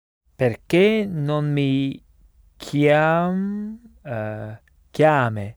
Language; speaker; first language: Italian; non-native, learner; French